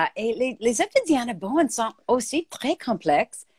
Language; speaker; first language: French; native; French